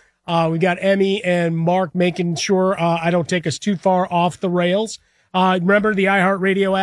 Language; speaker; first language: English; native; English